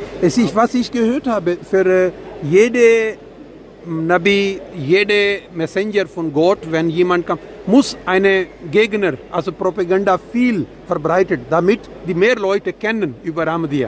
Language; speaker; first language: German; non-native, learner; Urdu